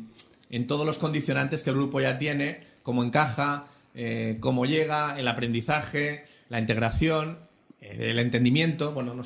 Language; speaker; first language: Spanish; native; Spanish